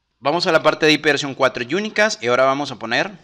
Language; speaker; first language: Spanish; native; Spanish